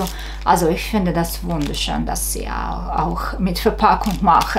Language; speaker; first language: German; non-native, fluent; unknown